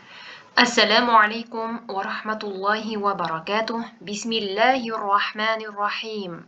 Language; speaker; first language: Arabic; non-native, fluent; Uzbek